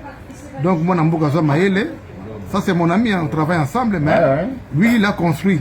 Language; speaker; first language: French; non-native, local second language; Lingala